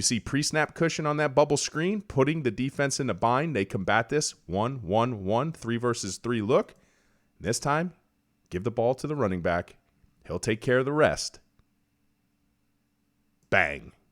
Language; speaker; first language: English; native; English